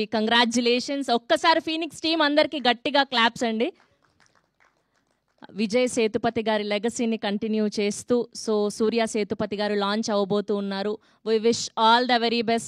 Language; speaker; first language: Telugu; native; Telugu